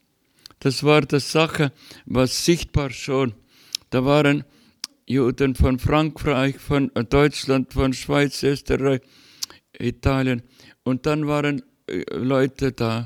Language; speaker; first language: German; non-native, learner; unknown